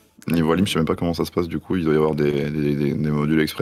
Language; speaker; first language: French; native; French